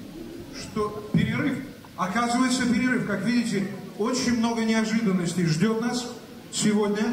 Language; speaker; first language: Russian; native; Russian